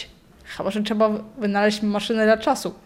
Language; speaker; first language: Polish; non-native, local second language; Russian